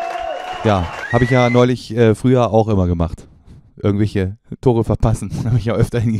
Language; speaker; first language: German; native; German